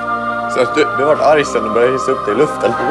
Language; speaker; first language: Swedish; native; Swedish